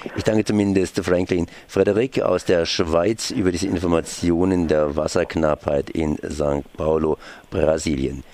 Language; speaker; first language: German; native; German